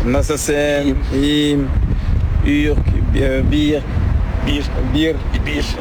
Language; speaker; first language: Turkish; non-native, learner; French